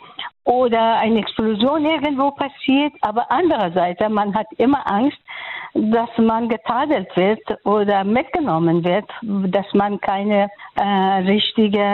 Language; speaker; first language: German; non-native, fluent; Persian